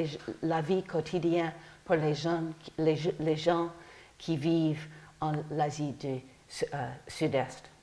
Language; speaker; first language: French; non-native, fluent; English